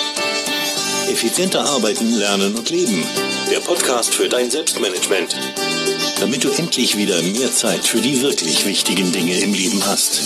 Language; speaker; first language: German; native; German